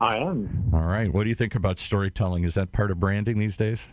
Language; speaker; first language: English; native; English